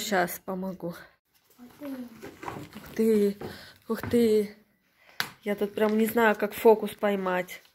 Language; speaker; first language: Russian; native; Russian